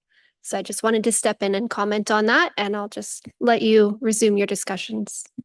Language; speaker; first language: English; native; English